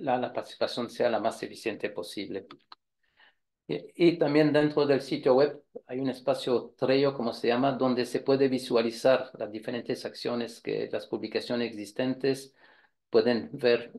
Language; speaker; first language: Spanish; non-native, fluent; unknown